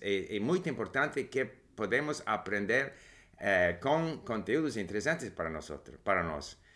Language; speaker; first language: Spanish; non-native, fluent; English